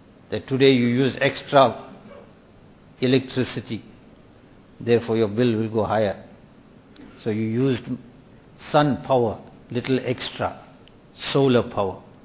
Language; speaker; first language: English; native; English